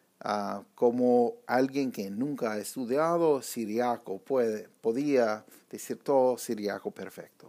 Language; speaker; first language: Spanish; non-native, fluent; English